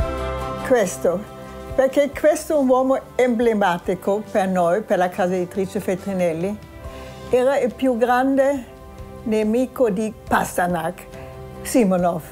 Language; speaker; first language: Italian; non-native, fluent; German